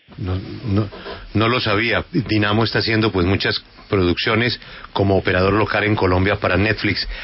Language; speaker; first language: Spanish; native; Spanish